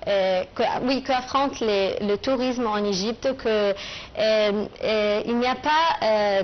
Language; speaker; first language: French; non-native, fluent; Arabic